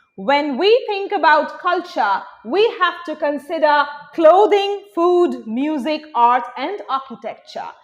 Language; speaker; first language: English; non-native, local second language; Bangla